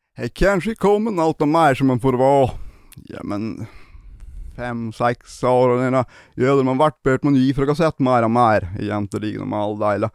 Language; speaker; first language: Swedish; native; Swedish